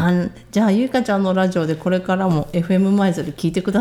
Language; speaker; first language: Japanese; native; Japanese